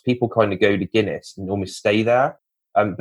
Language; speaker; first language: English; native; English